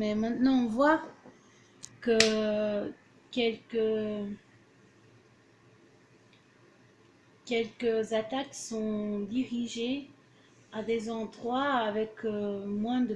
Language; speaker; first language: French; early bilingual, other home language; Portuguese